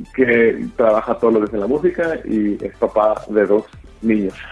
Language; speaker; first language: Spanish; native; Spanish